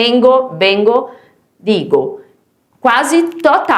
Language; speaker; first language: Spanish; non-native, fluent; Portuguese